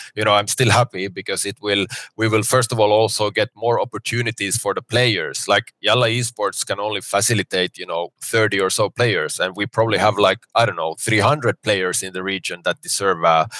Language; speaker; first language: English; non-native, fluent; Finnish